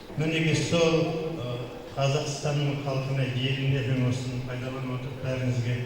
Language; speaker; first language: Kazakh; non-native, local second language; Kurdish